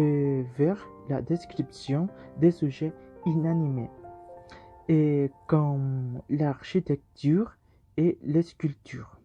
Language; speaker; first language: French; non-native, learner; Spanish